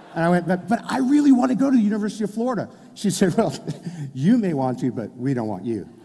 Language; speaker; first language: English; native; English